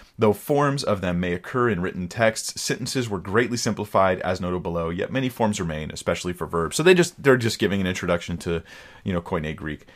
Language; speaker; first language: English; native; English